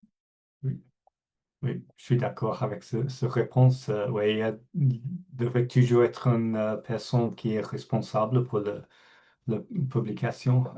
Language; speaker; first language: French; non-native, fluent; English